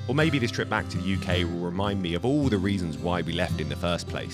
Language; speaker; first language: English; native; English